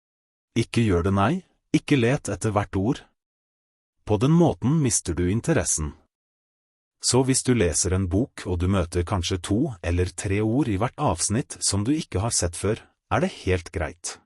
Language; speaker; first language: Norwegian; non-native, fluent; Russian